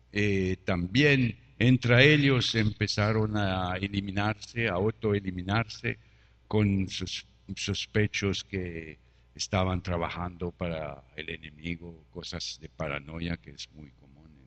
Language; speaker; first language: Spanish; non-native, fluent; French